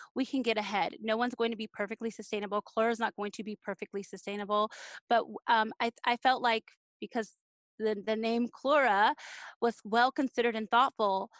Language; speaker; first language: English; native; English